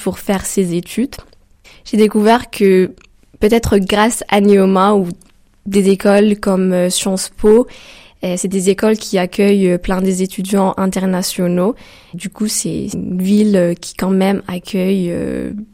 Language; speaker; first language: French; non-native, local second language; Arabic